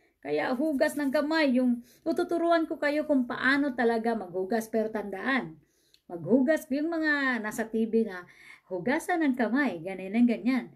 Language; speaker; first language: Filipino; non-native, local second language; Cebuano